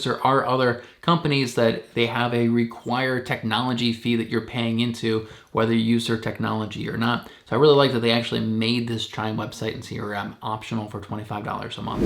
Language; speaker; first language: English; native; English